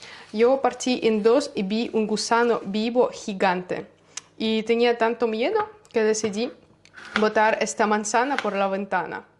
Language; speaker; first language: Spanish; non-native, learner; Russian